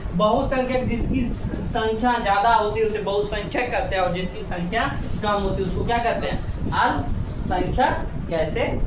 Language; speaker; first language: Hindi; native; Hindi